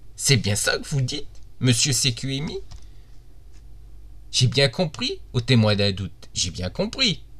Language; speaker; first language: French; native; French